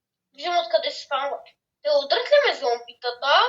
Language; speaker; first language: Bulgarian; native; Bulgarian